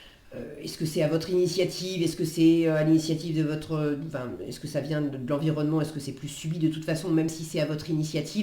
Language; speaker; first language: French; native; French